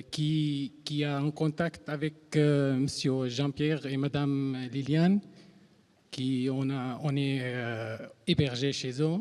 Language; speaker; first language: French; non-native, learner; Arabic